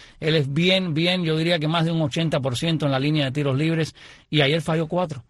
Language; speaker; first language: Spanish; native; Spanish